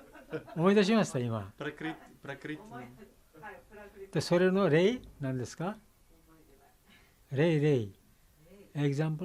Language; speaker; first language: Japanese; non-native, learner; Bangla